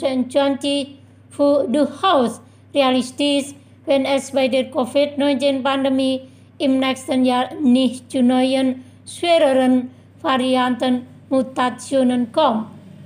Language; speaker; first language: German; non-native, fluent; Indonesian